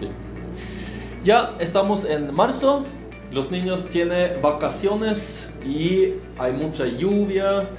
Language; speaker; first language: Spanish; non-native, fluent; Norwegian